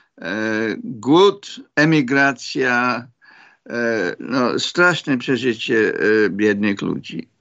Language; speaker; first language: Polish; non-native, fluent; English